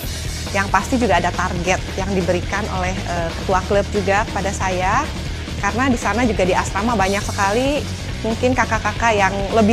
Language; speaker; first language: Indonesian; native; Indonesian